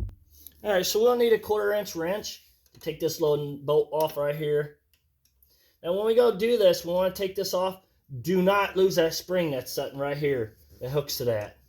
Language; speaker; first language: English; native; English